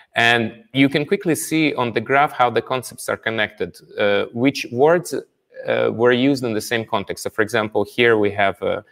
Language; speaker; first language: English; non-native, fluent; Russian